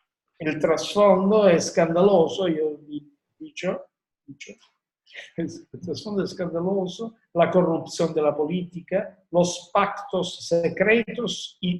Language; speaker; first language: Spanish; non-native, learner; Italian